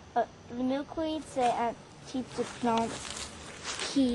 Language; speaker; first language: French; early bilingual, heritage; English